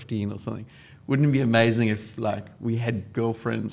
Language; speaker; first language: English; native; English